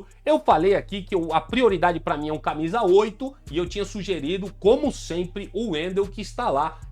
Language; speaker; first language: Portuguese; native; Portuguese